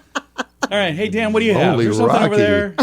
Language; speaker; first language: English; native; English